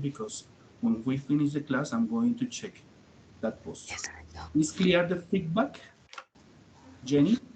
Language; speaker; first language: English; non-native, fluent; Spanish